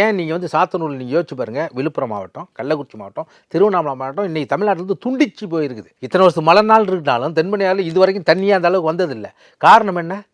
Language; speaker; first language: Tamil; native; Tamil